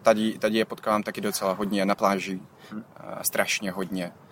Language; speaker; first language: Czech; non-native, fluent; Ukrainian